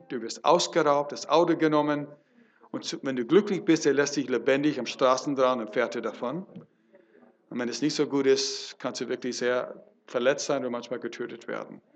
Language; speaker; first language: German; non-native, fluent; English